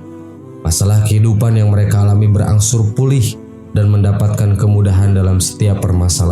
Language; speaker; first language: Indonesian; native; Indonesian